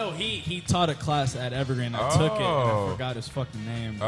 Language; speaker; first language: English; native; English